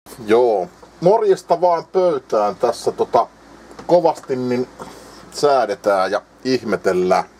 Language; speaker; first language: Finnish; native; Finnish